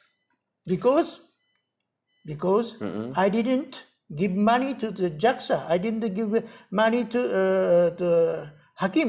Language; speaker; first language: English; non-native, learner; Japanese